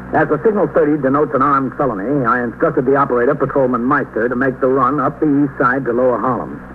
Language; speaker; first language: English; native; English